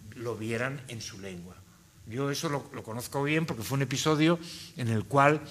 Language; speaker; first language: Spanish; native; Spanish